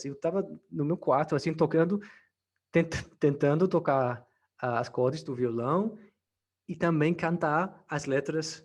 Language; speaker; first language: Portuguese; non-native, fluent; English